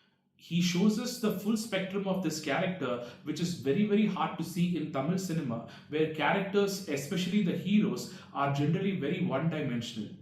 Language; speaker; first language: English; non-native, local second language; Tamil